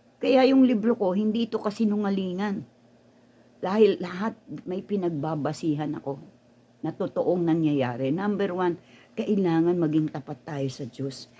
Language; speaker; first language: Filipino; native; Filipino